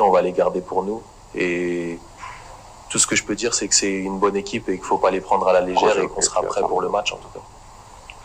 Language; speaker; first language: French; native; French